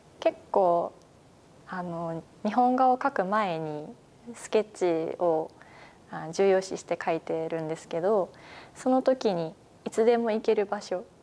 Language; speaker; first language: Japanese; native; Japanese